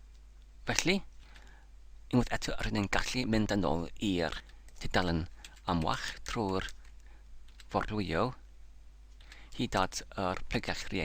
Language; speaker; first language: Welsh; non-native, learner; English